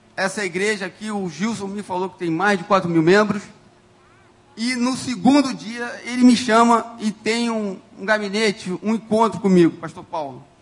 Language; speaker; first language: Portuguese; native; Portuguese